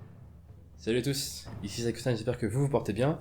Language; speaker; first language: French; native; French